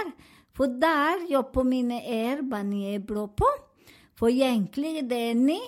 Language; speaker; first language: Swedish; non-native, learner; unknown